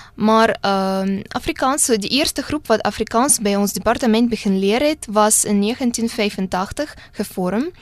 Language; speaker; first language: Afrikaans; non-native, fluent; Russian